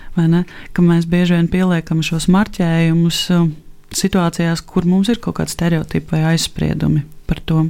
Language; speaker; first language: Latvian; native; Latvian